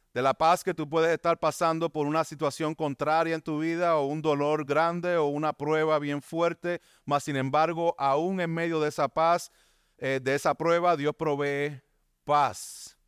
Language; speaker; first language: Spanish; native; Spanish